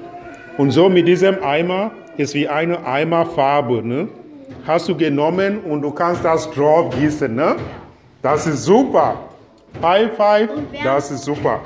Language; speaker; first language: German; non-native, fluent; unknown